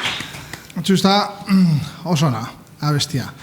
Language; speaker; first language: Basque; native; Basque